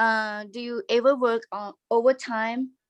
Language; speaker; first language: English; non-native, learner; Thai